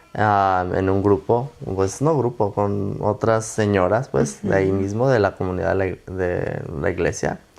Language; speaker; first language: Spanish; early bilingual, other home language; English